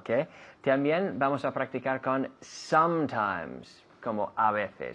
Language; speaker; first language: Spanish; non-native, fluent; English